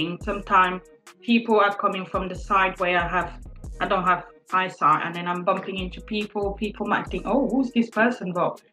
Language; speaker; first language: English; non-native, local second language; French